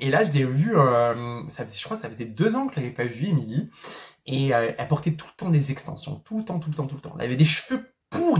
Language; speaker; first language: French; native; French